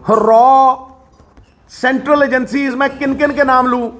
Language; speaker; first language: Hindi; non-native, local second language; Punjabi